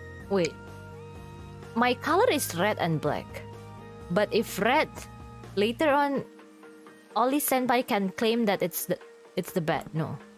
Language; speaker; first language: English; non-native, fluent; Indonesian